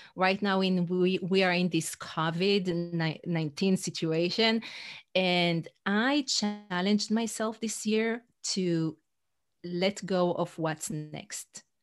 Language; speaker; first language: English; non-native, fluent; Hebrew